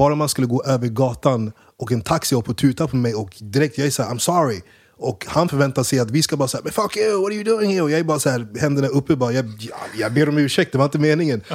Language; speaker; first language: Swedish; early bilingual, other home language; English